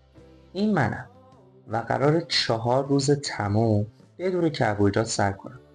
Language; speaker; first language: Persian; native; Persian